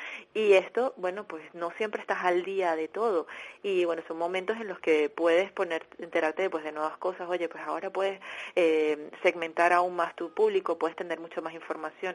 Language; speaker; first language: Spanish; native; Spanish